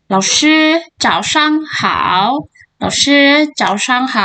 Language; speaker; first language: Chinese; non-native, fluent; Indonesian